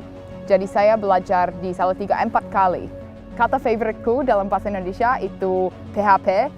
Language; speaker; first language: Indonesian; non-native, fluent; English